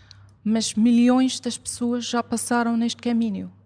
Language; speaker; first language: Portuguese; non-native, fluent; Arabic